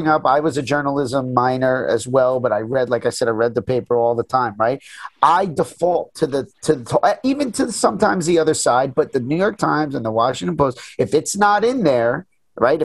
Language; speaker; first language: English; native; English